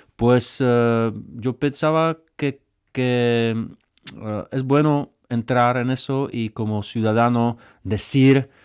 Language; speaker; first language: Spanish; non-native, fluent; Czech